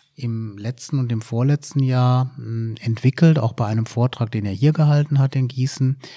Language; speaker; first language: German; native; German